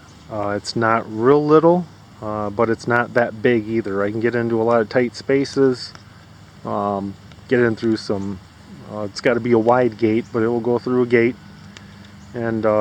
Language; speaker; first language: English; native; English